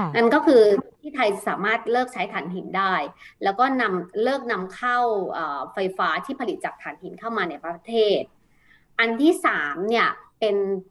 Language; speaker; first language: Thai; native; Thai